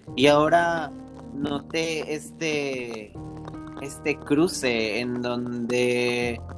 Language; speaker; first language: Spanish; native; Spanish